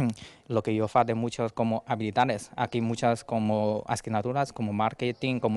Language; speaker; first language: Spanish; non-native, learner; Chinese